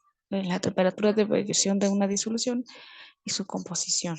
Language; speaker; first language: Spanish; native; Spanish